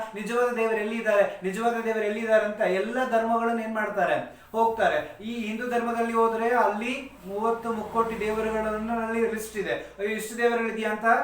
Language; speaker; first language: Kannada; non-native, local second language; Tamil